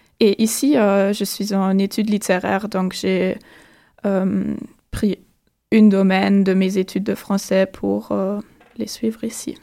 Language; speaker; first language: French; non-native, fluent; German